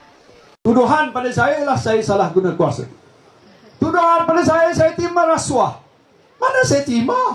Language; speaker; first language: Malay; native; Malay